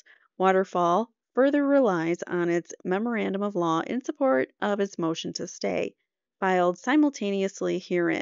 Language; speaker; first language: English; native; English